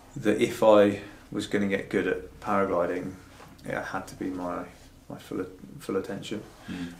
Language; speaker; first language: English; native; English